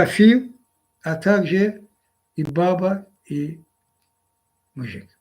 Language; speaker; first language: Russian; non-native, local second language; Azerbaijani